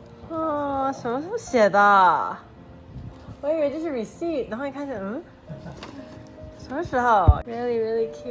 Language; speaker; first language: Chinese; early bilingual, heritage; Chinese